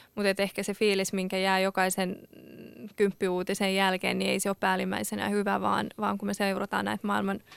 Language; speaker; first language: Finnish; early bilingual, other home language; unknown